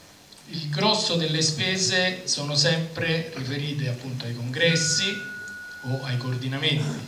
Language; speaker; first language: Italian; native; Italian